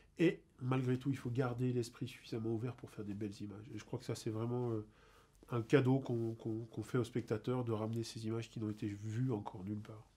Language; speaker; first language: French; native; French